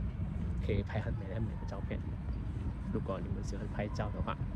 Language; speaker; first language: Chinese; early bilingual, heritage; Chinese